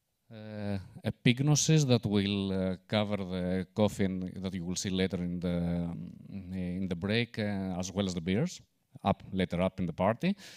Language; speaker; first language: English; non-native, fluent; Greek